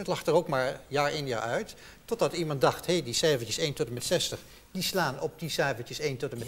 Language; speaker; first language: Dutch; native; Dutch